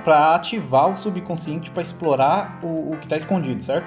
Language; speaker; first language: Portuguese; native; Portuguese